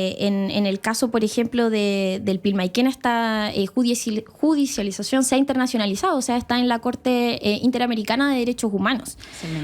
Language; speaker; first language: Spanish; native; Spanish